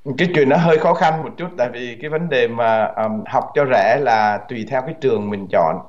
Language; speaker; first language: Vietnamese; native; Vietnamese